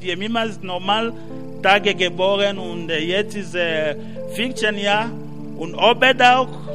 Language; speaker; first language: German; non-native, learner; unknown